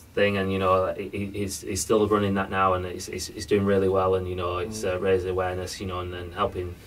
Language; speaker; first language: English; native; English